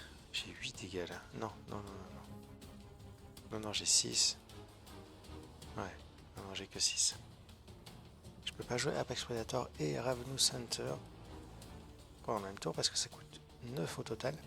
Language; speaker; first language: French; native; French